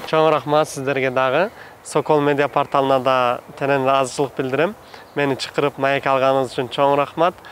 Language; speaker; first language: Kyrgyz; non-native, fluent; Turkish